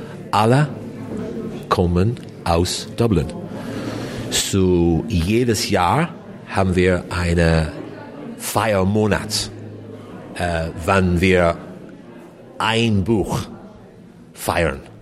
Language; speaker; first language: German; non-native, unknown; English